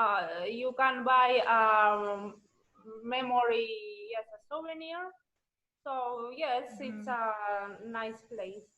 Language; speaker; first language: English; non-native, learner; Russian